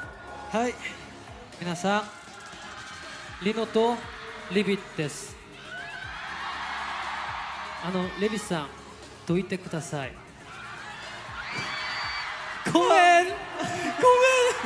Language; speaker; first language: Japanese; non-native, learner; Korean